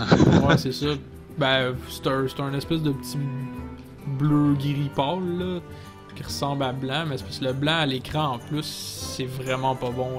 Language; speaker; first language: French; native; French